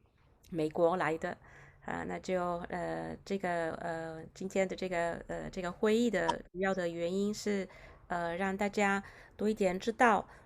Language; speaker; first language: Chinese; non-native, fluent; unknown